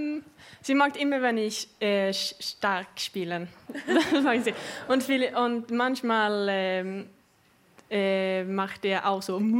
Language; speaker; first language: German; non-native, fluent; Swedish